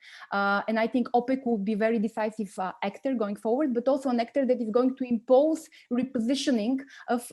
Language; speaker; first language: English; non-native, fluent; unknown